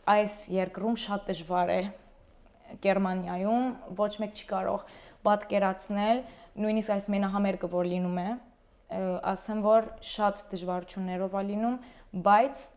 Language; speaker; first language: Armenian; early bilingual, heritage; Armenian